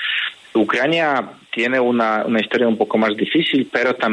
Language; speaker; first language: Spanish; non-native, fluent; Polish